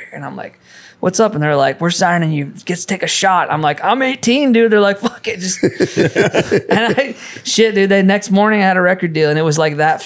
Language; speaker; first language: English; native; English